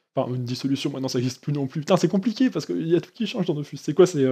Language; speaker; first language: French; native; French